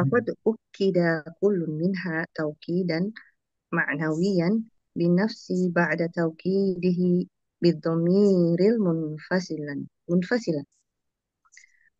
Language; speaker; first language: Arabic; non-native, learner; Indonesian